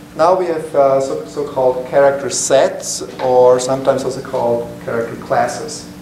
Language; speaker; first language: English; non-native, fluent; German